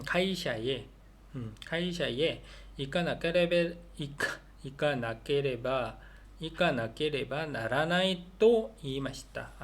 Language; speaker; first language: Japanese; non-native, learner; Korean